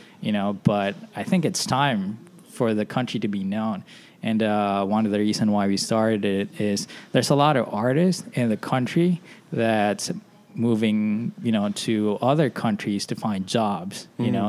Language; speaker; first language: English; non-native, local second language; Filipino